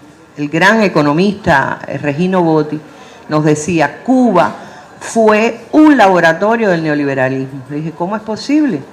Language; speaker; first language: Spanish; native; Spanish